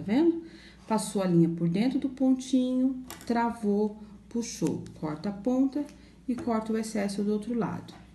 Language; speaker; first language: Portuguese; native; Portuguese